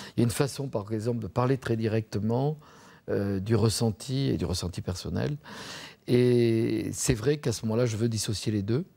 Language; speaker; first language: French; native; French